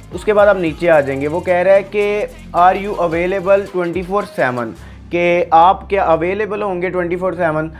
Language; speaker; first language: Urdu; native; Urdu